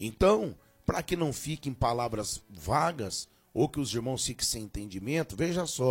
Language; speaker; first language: Portuguese; native; Portuguese